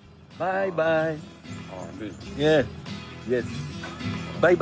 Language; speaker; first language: French; native; French